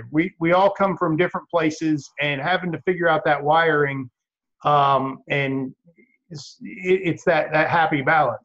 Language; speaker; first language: English; native; English